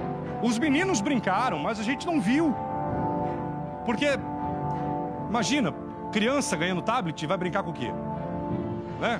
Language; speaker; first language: Portuguese; native; Portuguese